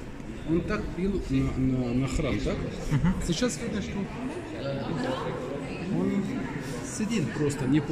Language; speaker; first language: Russian; non-native, learner; Arabic